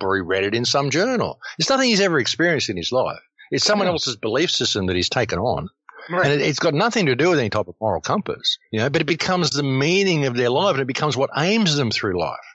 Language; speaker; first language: English; native; English